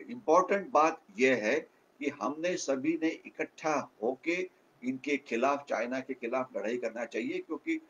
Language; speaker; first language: Hindi; non-native, local second language; Marathi